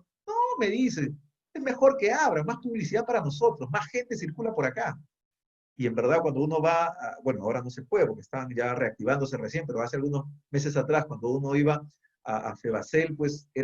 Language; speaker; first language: Spanish; native; Spanish